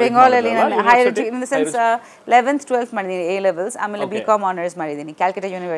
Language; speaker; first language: Kannada; non-native, local second language; Bangla